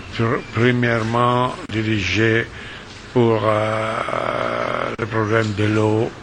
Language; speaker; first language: French; non-native, fluent; Italian